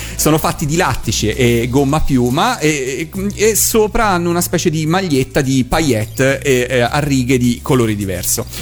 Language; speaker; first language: Italian; native; Italian